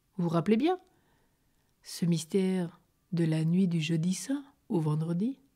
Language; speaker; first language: French; native; French